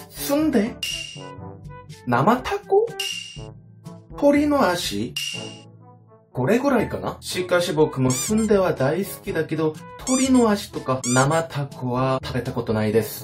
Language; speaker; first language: Japanese; non-native, fluent; Korean